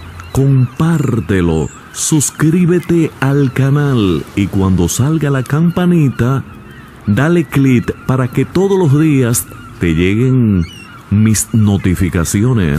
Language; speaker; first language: Spanish; native; Spanish